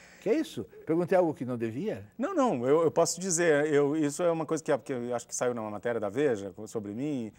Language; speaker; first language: Portuguese; native; Portuguese